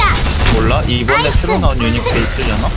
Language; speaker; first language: Korean; native; Korean